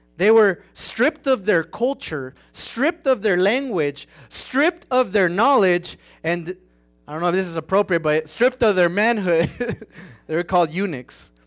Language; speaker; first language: English; non-native, fluent; Spanish